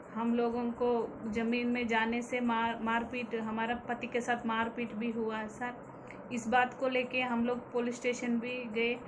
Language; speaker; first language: Hindi; non-native, local second language; Telugu